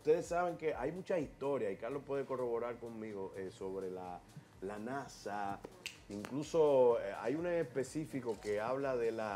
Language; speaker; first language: Spanish; native; Spanish